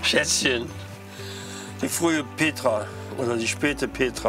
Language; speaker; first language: German; native; German